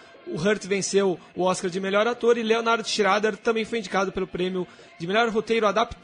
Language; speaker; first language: Portuguese; native; Portuguese